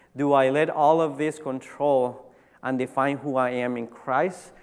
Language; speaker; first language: English; early bilingual, other home language; Spanish